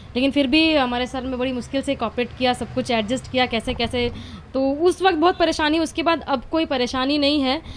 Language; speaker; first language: Hindi; native; Hindi